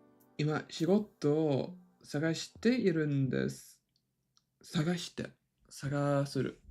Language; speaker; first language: Japanese; non-native, learner; English